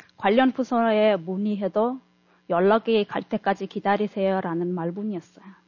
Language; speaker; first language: Korean; non-native, fluent; Turkmen